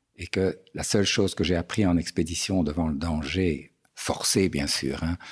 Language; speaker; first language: French; native; French